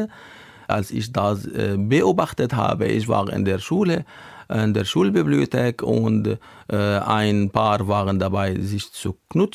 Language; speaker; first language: German; non-native, learner; Arabic